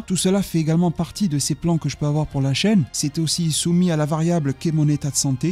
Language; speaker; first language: French; native; French